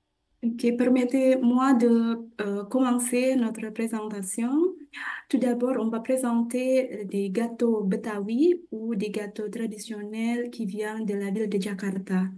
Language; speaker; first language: French; non-native, fluent; Indonesian